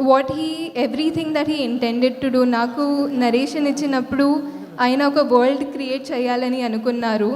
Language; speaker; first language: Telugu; non-native, fluent; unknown